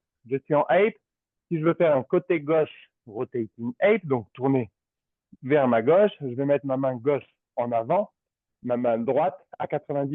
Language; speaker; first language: French; native; French